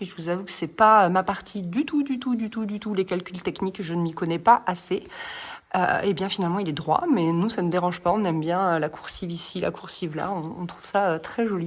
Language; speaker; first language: French; native; French